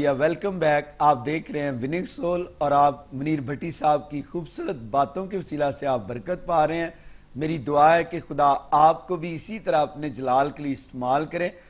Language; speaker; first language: Urdu; non-native, local second language; Punjabi